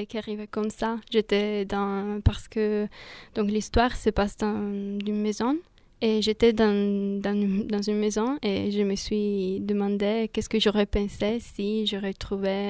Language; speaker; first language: French; non-native, fluent; Italian